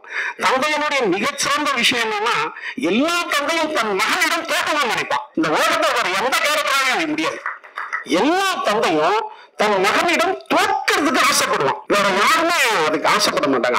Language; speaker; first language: Tamil; native; Tamil